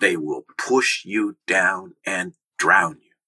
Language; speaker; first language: English; native; English